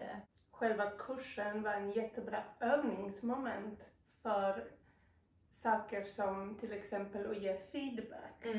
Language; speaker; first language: Swedish; non-native, fluent; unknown